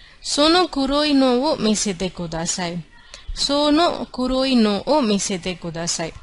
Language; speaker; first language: Japanese; non-native, fluent; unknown